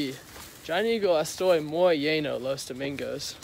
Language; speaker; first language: Spanish; non-native, learner; English